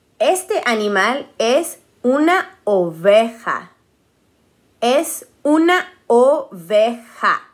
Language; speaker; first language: Spanish; early bilingual, heritage; Spanish